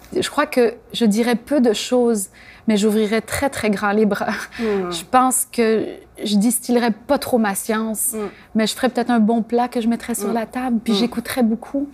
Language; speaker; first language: French; native; French